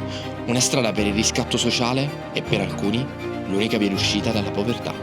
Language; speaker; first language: Italian; native; Italian